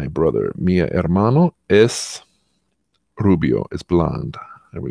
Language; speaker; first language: Spanish; non-native, learner; English